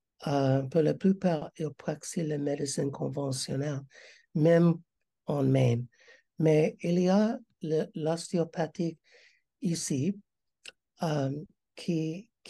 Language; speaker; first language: French; non-native, learner; English